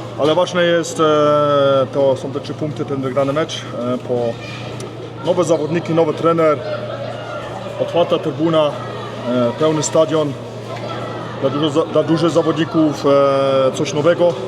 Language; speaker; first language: Polish; early bilingual, heritage; Polish